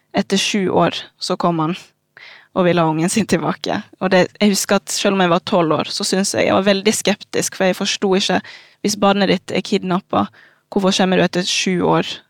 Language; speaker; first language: Norwegian; early bilingual, other home language; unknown